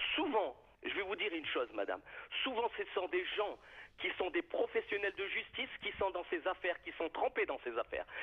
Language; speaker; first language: French; native; French